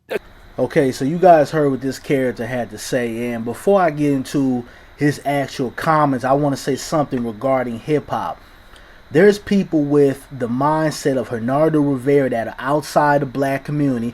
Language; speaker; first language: English; native; English